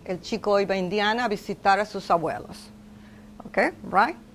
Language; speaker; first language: Spanish; non-native, fluent; English